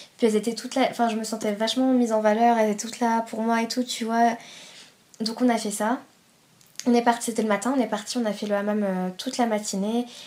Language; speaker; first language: French; early bilingual, other home language; Persian